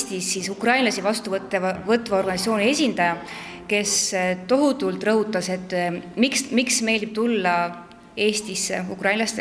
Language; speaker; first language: Estonian; non-native, local second language; Russian